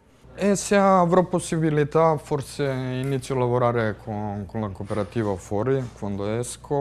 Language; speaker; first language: Italian; non-native, fluent; Serbian